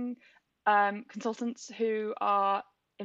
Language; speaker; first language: English; native; English